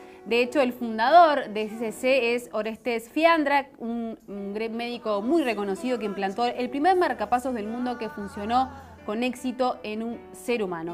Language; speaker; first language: Spanish; native; Spanish